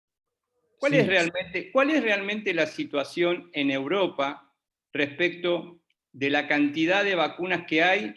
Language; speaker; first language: Spanish; native; Spanish